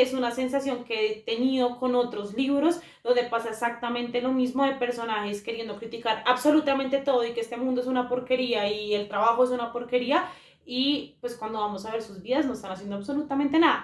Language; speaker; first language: Spanish; native; Spanish